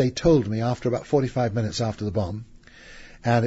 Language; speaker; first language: English; native; English